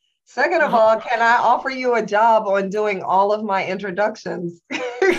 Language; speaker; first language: English; native; English